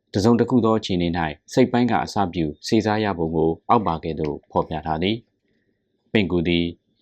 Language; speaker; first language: Burmese; native; Burmese